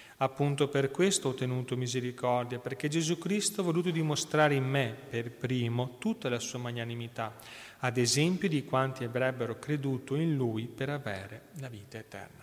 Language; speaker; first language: Italian; native; Italian